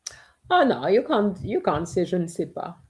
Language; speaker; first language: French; non-native, fluent; English